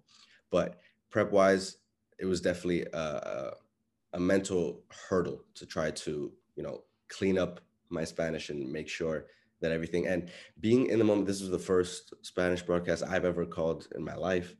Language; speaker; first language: English; non-native, fluent; Spanish